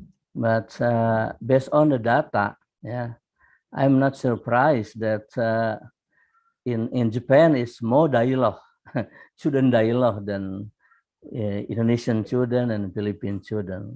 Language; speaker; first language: English; non-native, fluent; Indonesian